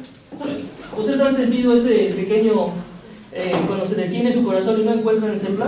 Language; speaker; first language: Spanish; native; Spanish